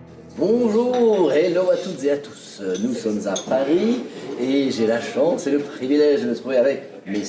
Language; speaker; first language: French; native; French